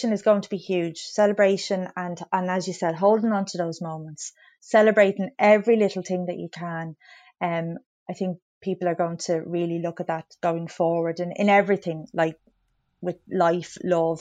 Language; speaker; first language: English; native; English